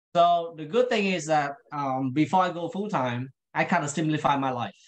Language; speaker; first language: English; non-native, fluent; Vietnamese